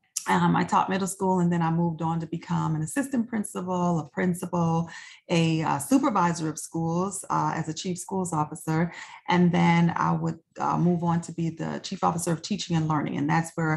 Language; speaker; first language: English; native; English